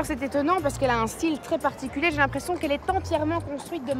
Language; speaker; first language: French; native; French